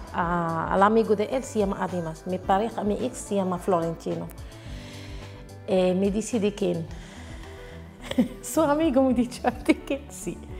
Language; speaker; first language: Spanish; non-native, learner; Arabic